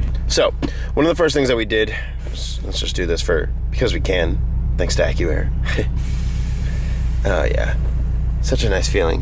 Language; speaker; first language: English; native; English